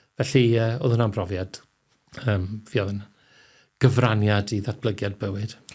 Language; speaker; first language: Welsh; native; Welsh